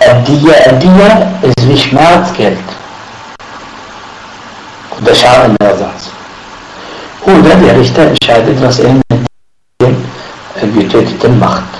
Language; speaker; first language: German; non-native, fluent; Arabic